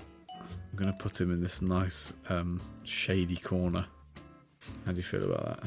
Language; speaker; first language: English; native; English